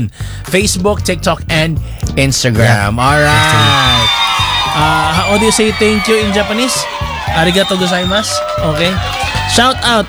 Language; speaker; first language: English; non-native, local second language; Cebuano